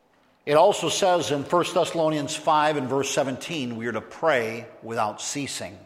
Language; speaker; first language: English; native; English